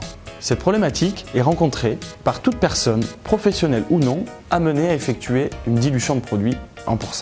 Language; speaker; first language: French; native; French